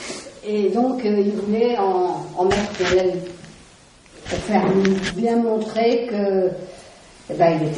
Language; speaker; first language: French; native; French